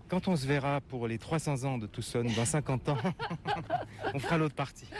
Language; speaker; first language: French; native; French